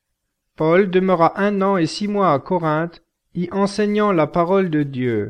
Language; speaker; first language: French; native; French